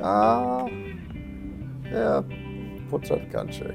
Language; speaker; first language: Swedish; non-native, fluent; English